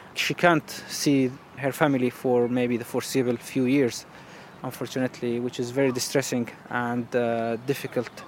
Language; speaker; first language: English; non-native, fluent; Arabic